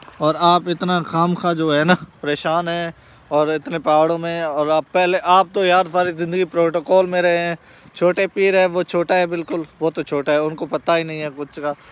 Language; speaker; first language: Urdu; non-native, local second language; Baluchi